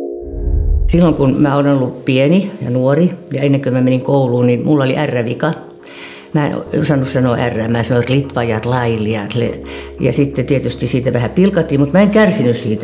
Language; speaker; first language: Finnish; native; Finnish